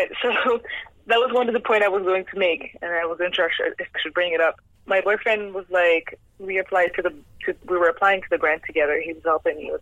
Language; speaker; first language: English; non-native, fluent; French